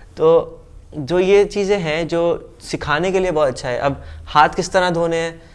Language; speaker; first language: Urdu; native; Urdu